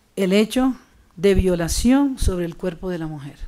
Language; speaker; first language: Spanish; native; Spanish